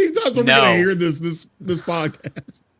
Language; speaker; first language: English; native; English